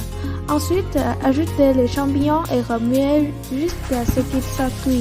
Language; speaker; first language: French; non-native, learner; Vietnamese